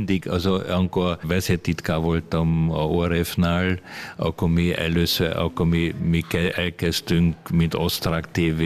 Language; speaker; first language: Hungarian; early bilingual, heritage; Hungarian